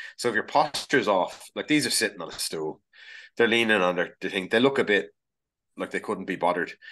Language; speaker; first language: English; native; English